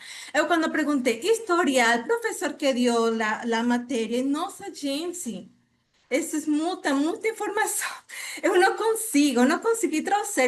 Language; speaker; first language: Portuguese; non-native, fluent; Spanish